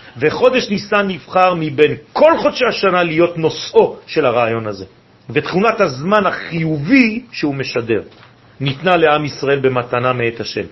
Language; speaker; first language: Hebrew; non-native, fluent; French